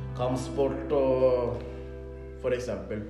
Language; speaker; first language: Norwegian; early bilingual, other home language; Thai